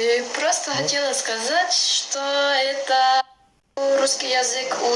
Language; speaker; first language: Russian; non-native, learner; Latvian